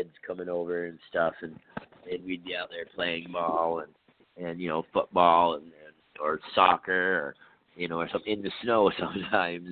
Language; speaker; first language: English; native; English